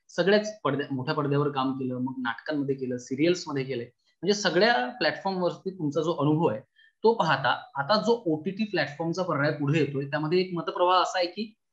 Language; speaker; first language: Marathi; native; Marathi